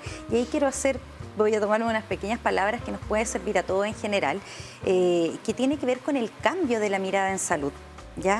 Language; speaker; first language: Spanish; native; Spanish